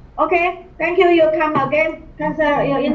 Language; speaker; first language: English; non-native, learner; Chinese